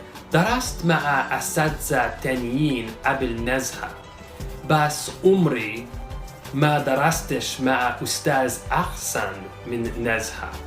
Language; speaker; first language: Arabic; non-native, fluent; English